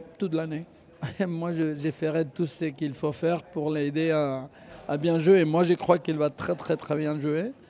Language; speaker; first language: French; non-native, fluent; Spanish